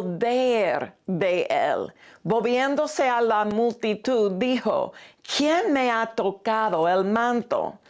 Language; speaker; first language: Spanish; non-native, fluent; English